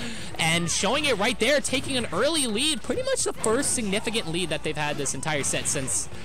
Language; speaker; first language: English; native; English